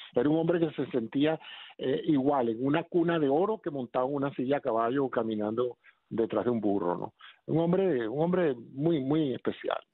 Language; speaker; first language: Spanish; native; Spanish